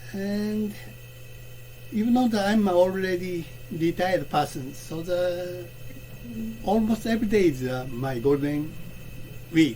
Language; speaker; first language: English; non-native, learner; Japanese